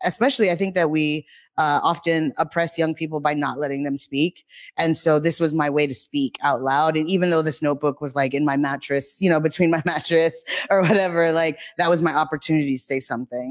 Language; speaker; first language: English; native; English